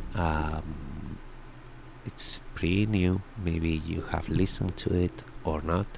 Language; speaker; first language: English; non-native, fluent; Spanish